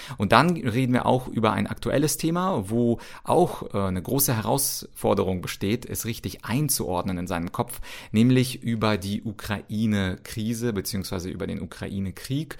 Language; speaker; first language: German; early bilingual, other home language; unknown